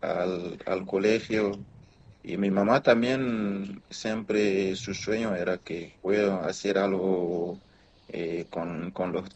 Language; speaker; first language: Spanish; non-native, fluent; Mossi